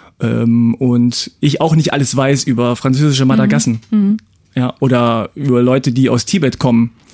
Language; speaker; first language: German; early bilingual, other home language; Korean